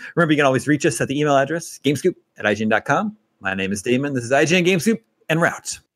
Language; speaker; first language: English; native; English